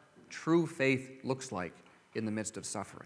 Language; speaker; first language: English; native; English